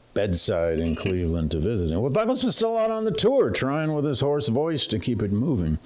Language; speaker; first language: English; native; English